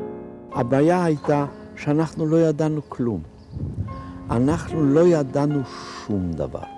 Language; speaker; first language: Hebrew; non-native, fluent; Polish